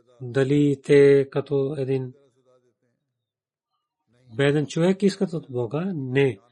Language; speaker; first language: Bulgarian; non-native, learner; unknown